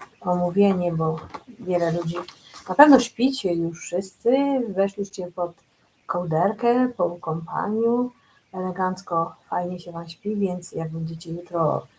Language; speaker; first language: Polish; native; Polish